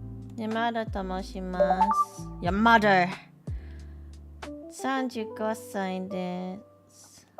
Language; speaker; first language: Japanese; non-native, learner; English